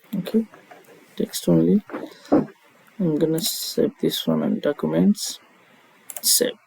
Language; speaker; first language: English; non-native, local second language; Nepali